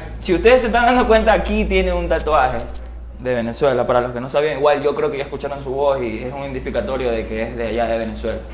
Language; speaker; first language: Spanish; native; Spanish